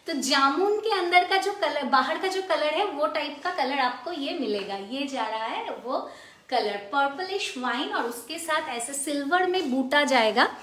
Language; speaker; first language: Hindi; non-native, local second language; Bangla